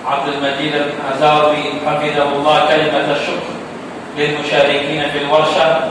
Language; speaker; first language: Arabic; non-native, fluent; Urdu